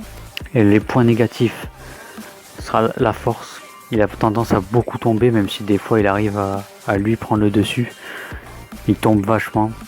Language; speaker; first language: French; native; French